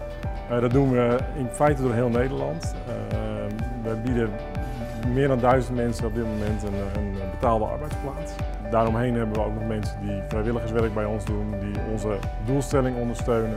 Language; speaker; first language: Dutch; native; Dutch